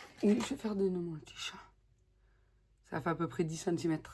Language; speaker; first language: French; native; French